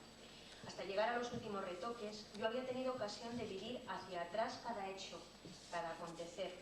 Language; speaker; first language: Spanish; native; Spanish